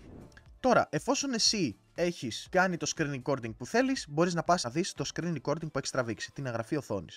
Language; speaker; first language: Greek; native; Greek